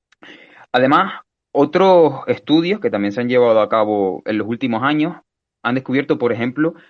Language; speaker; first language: Spanish; native; Spanish